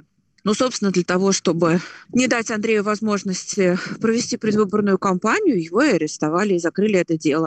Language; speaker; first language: Russian; native; Russian